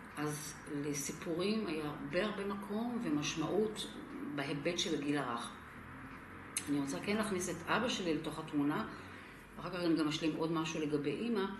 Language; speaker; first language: Hebrew; non-native, local second language; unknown